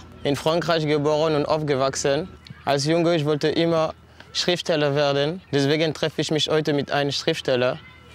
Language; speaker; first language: German; non-native, fluent; French